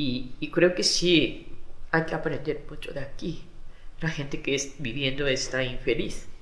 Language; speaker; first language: Spanish; non-native, fluent; Japanese